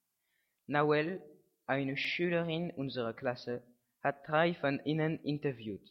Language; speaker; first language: German; non-native, learner; French